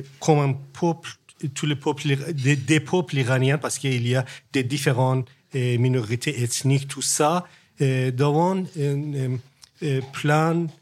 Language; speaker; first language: French; non-native, learner; Persian